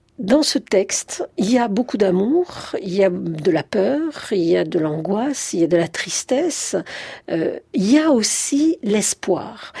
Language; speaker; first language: French; native; French